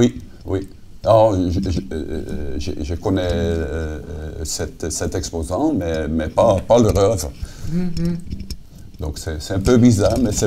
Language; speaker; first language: French; non-native, fluent; Dutch